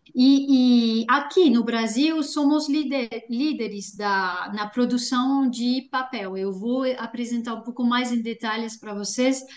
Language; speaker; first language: Portuguese; non-native, fluent; French